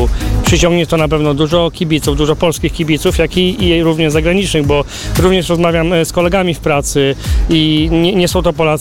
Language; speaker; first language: Polish; native; Polish